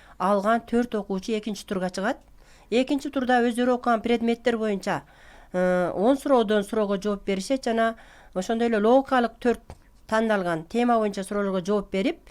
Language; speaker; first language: Kyrgyz; native; Kyrgyz